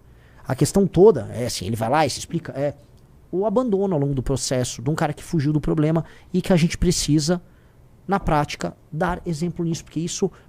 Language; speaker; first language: Portuguese; native; Portuguese